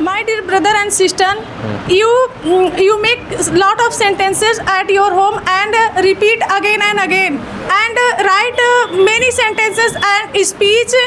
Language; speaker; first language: English; non-native, learner; Hindi